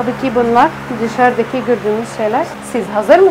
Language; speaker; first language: Turkish; non-native, fluent; Arabic